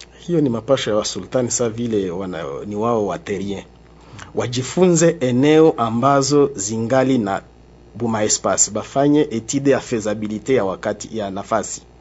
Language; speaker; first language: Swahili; non-native, local second language; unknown